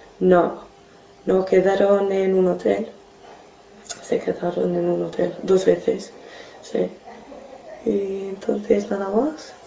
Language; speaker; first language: Spanish; non-native, fluent; English